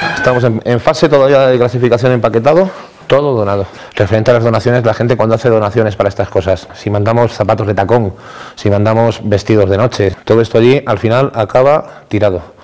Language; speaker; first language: Spanish; native; Spanish